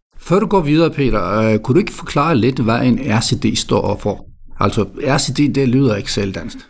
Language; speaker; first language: Danish; non-native, local second language; Faroese